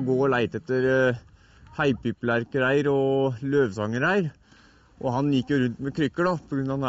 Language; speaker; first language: Norwegian; native; Norwegian